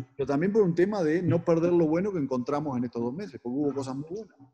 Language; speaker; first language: Spanish; native; Spanish